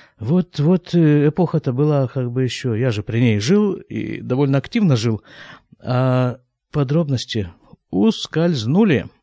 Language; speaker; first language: Russian; native; Russian